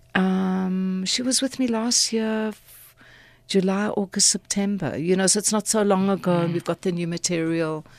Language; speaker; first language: English; native; English